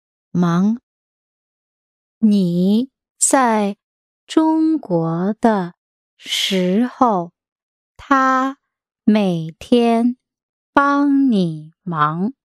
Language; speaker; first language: Chinese; non-native, learner; English